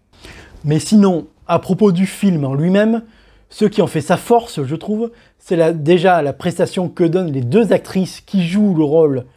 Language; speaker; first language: French; native; French